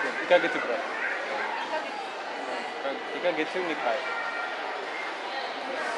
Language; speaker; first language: Japanese; non-native, learner; Indonesian